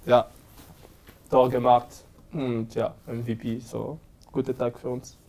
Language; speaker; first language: German; non-native, learner; French